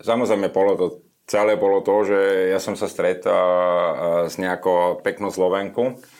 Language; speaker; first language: Slovak; non-native, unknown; German